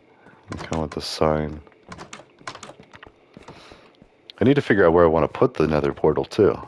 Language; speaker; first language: English; native; English